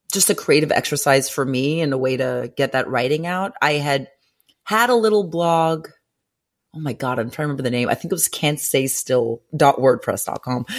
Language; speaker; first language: English; early bilingual, other home language; Greek